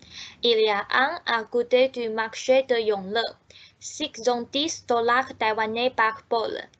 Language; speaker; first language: French; non-native, learner; Chinese